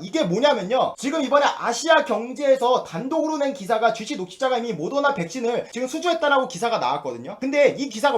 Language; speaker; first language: Korean; native; Korean